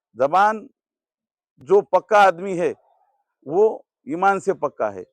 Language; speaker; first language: Hindi; non-native, local second language; Marathi